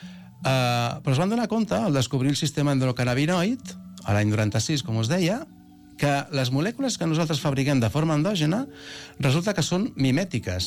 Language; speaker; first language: Catalan; native; Catalan